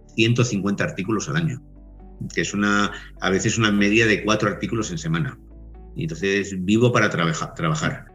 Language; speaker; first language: Spanish; native; Spanish